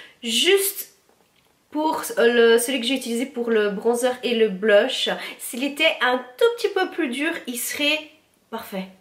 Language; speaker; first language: French; native; French